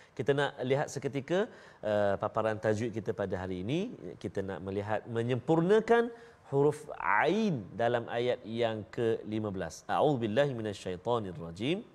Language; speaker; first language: Malay; native; Malay